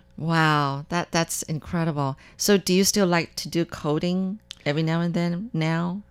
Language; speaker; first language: English; non-native, fluent; Chinese